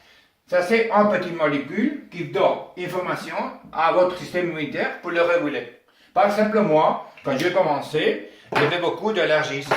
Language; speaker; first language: French; non-native, learner; Spanish